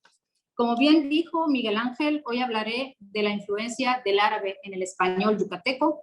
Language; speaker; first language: Spanish; non-native, fluent; Arabic